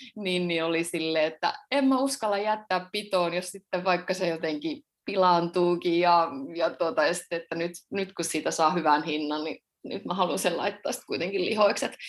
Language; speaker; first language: Finnish; native; Finnish